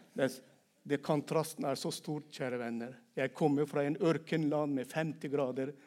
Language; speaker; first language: Norwegian; non-native, fluent; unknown